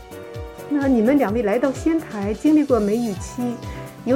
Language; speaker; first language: Chinese; native; Chinese